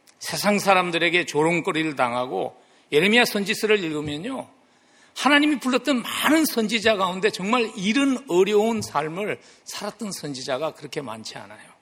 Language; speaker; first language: Korean; native; Korean